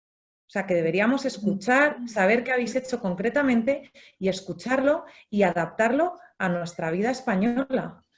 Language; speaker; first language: Spanish; native; Spanish